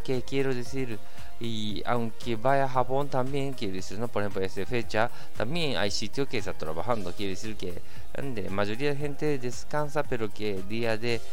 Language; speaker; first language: Spanish; non-native, learner; Japanese